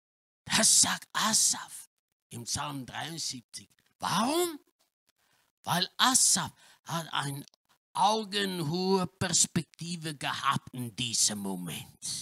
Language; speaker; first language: German; non-native, learner; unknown